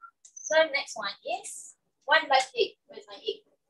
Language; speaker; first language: English; non-native, local second language; Malay